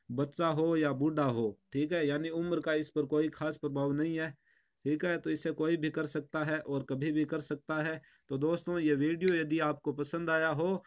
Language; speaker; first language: Hindi; native; Hindi